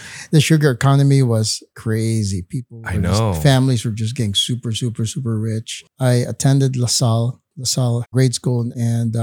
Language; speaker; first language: English; non-native, local second language; Hiligaynon